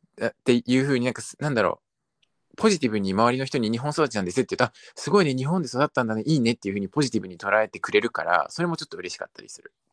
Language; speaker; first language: Japanese; early bilingual, other home language; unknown